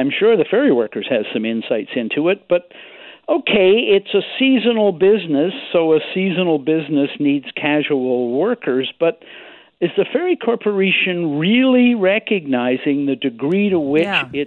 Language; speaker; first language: English; native; English